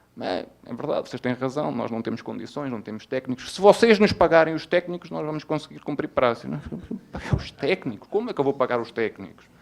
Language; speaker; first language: Portuguese; native; Portuguese